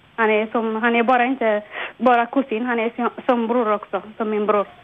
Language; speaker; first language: Swedish; non-native, learner; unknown